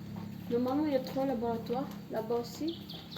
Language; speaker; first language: French; non-native, learner; Indonesian